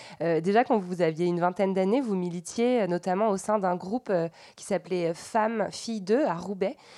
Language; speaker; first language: French; native; French